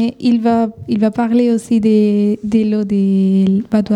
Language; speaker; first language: French; non-native, fluent; Spanish